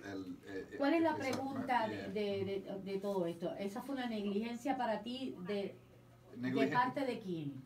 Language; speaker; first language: Spanish; native; Spanish